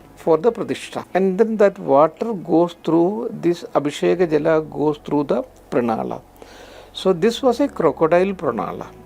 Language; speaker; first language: English; non-native, local second language; Malayalam